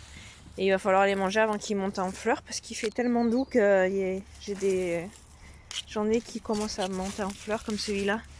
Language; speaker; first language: French; native; French